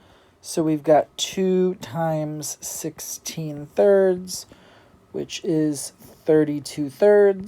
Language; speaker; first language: English; native; English